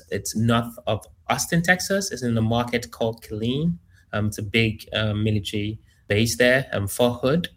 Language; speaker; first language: English; non-native, local second language; Yoruba